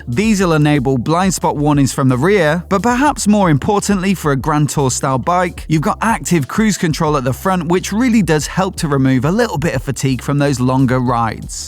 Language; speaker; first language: English; native; English